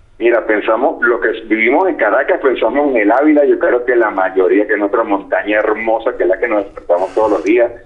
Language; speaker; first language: Spanish; native; Spanish